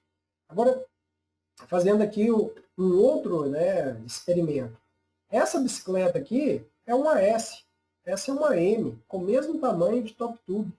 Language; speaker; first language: Portuguese; native; Portuguese